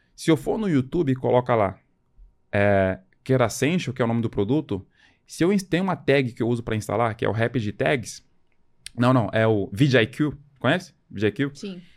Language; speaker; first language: Portuguese; early bilingual, other home language; French